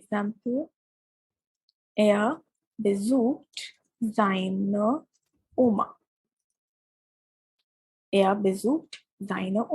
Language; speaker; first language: German; non-native, fluent; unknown